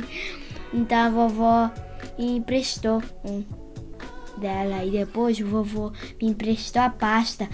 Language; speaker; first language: Portuguese; early bilingual, heritage; Portuguese